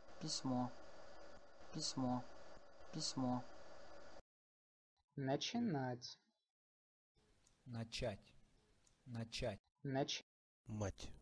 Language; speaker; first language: Russian; non-native, learner; English